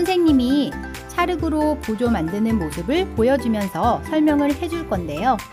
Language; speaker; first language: Korean; native; Korean